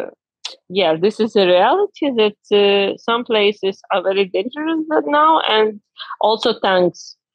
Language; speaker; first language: English; non-native, learner; Ukrainian